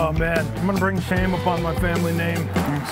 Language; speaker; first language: English; native; English